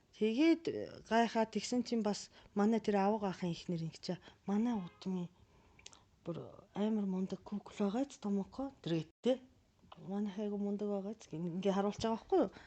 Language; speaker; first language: Mongolian; non-native, fluent; Japanese